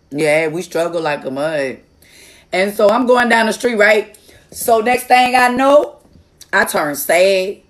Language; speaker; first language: English; native; English